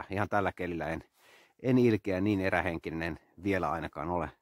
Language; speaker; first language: Finnish; native; Finnish